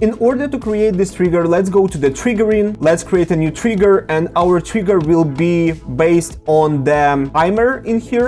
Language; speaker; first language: English; non-native, fluent; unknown